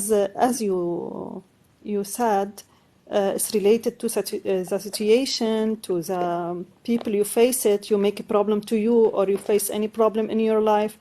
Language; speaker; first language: English; non-native, learner; Arabic